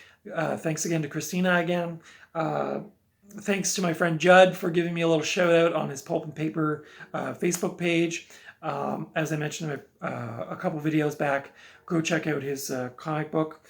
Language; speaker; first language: English; native; English